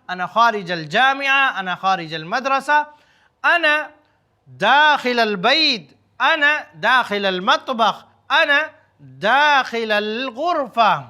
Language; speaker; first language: Arabic; non-native, fluent; Urdu